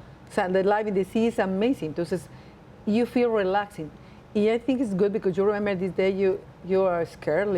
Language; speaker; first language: English; non-native, learner; Spanish